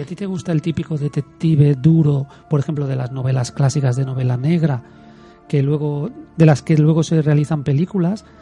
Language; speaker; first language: Spanish; native; Spanish